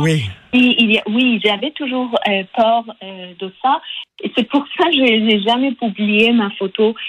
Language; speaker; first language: French; non-native, local second language; Persian